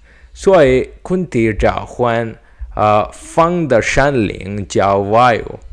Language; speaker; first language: Chinese; non-native, learner; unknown